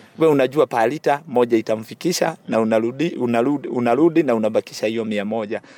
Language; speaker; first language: Swahili; non-native, local second language; Kikuyu